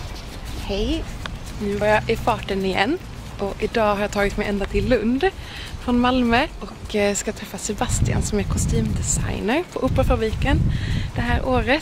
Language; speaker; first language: Swedish; native; Swedish